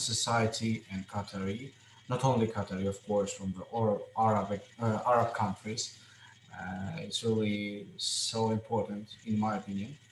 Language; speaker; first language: English; non-native, fluent; Russian